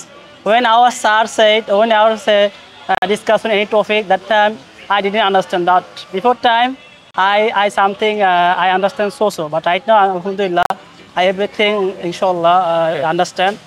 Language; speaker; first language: English; non-native, learner; Bangla